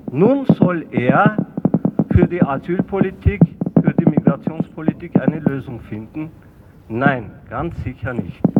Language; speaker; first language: German; early bilingual, other home language; Turkish